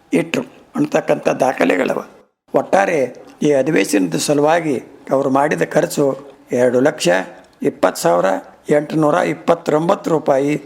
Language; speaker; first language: Kannada; native; Kannada